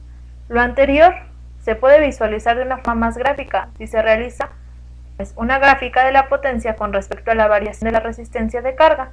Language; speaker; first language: Spanish; native; Spanish